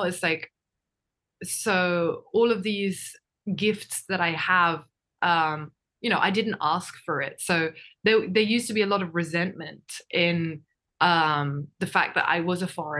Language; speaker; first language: English; non-native, fluent; Japanese